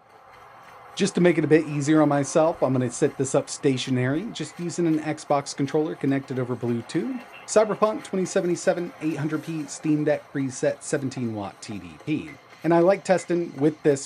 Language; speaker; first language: English; native; English